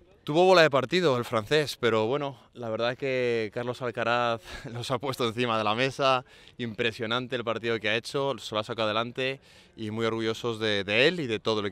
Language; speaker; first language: Spanish; native; Spanish